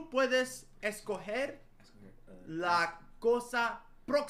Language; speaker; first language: Spanish; early bilingual, heritage; Spanish